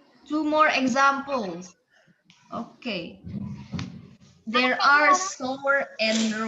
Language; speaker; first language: English; non-native, learner; Indonesian